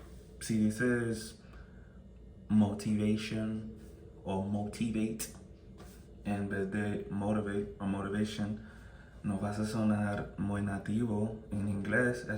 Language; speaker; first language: Spanish; non-native, fluent; English